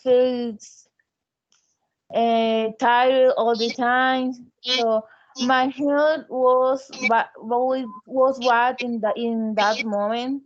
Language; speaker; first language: English; non-native, learner; Spanish